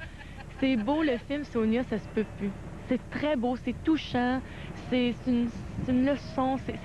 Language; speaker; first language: French; native; French